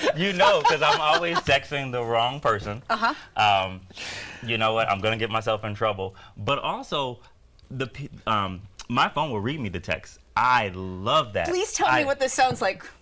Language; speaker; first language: English; native; English